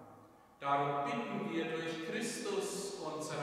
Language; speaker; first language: German; native; German